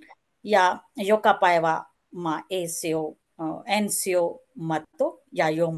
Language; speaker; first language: Finnish; non-native, learner; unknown